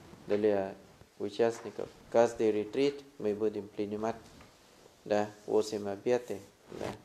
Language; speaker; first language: Russian; non-native, fluent; Thai